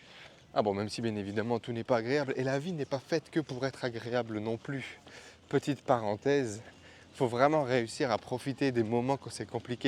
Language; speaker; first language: French; native; French